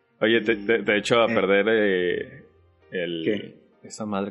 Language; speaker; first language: Spanish; native; Spanish